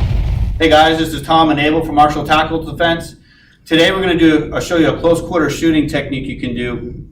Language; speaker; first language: English; native; English